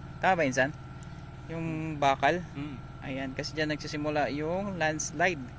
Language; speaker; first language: Filipino; non-native, local second language; Hiligaynon